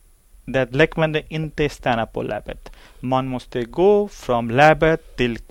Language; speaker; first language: Swedish; non-native, learner; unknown